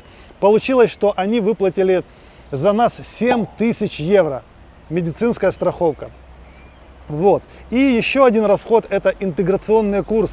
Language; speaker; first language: Russian; native; Russian